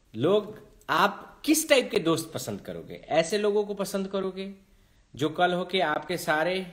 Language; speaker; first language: Hindi; native; Hindi